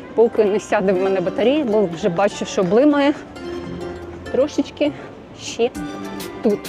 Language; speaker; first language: Ukrainian; non-native, local second language; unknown